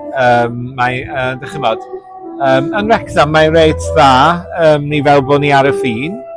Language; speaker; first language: Welsh; native; Welsh